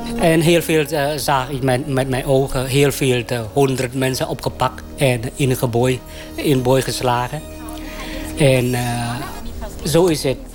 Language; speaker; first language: Dutch; non-native, fluent; Khmer